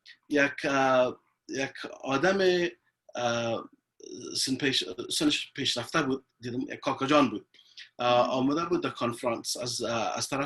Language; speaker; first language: Persian; early bilingual, heritage; Persian